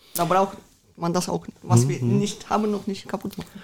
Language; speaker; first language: German; early bilingual, other home language; Russian